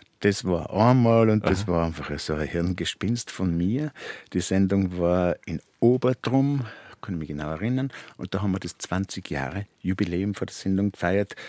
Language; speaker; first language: German; native; German